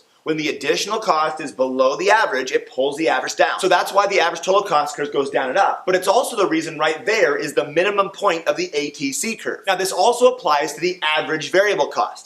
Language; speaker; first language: English; native; English